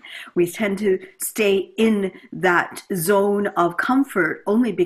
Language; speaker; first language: English; native; English